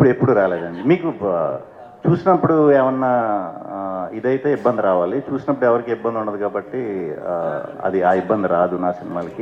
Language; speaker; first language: Telugu; native; Telugu